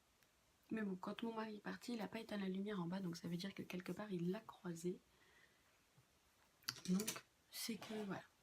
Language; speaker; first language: French; native; French